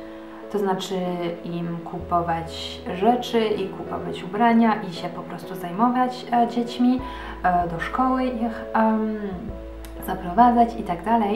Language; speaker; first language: Polish; early bilingual, heritage; Polish